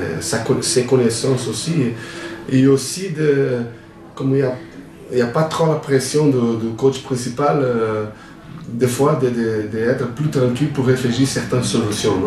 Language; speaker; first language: French; non-native, fluent; Portuguese